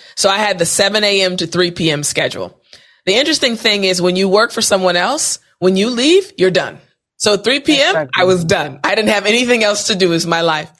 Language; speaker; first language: English; native; English